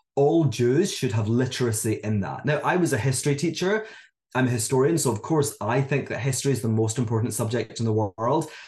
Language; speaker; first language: English; native; English